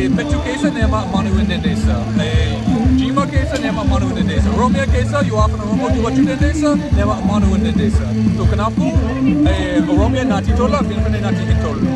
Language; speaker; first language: Oromo; non-native, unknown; English